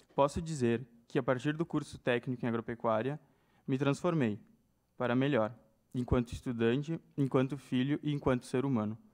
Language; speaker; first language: Portuguese; native; Portuguese